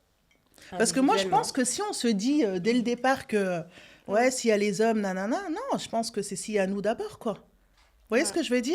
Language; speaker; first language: French; native; French